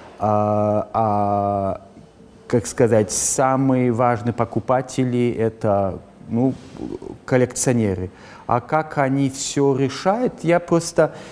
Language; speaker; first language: Russian; early bilingual, heritage; Russian